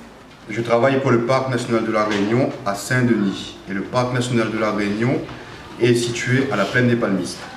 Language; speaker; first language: French; native; French